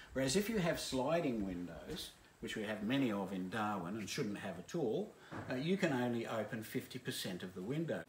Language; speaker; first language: English; native; English